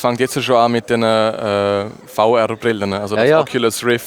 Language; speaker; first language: German; native; German